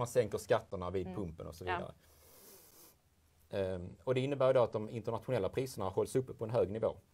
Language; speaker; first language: Swedish; native; Swedish